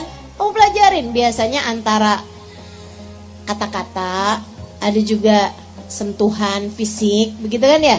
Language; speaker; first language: Indonesian; native; Indonesian